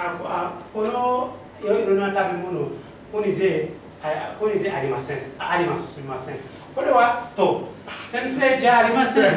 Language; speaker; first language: Japanese; non-native, learner; Mossi